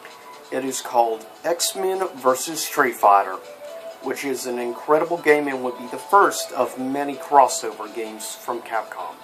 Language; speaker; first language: English; native; English